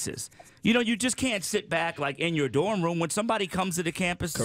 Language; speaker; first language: English; native; English